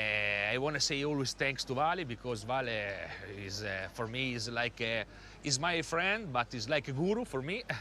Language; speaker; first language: English; non-native, learner; Italian